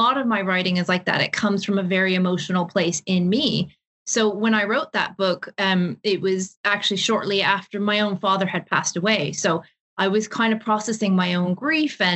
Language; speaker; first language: English; native; English